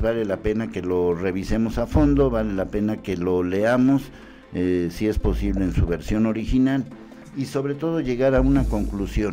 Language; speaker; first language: Spanish; native; Spanish